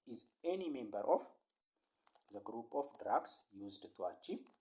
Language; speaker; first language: English; non-native, local second language; Amharic